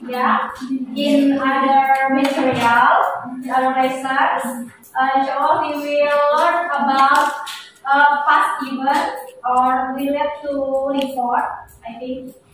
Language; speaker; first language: English; non-native, fluent; Indonesian